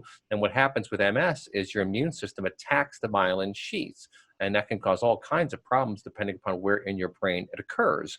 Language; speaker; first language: English; native; English